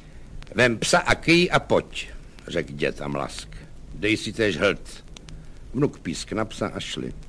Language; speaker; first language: Czech; native; Czech